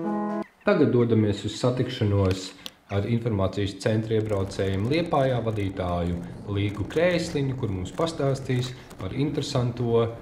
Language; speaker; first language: Latvian; native; Latvian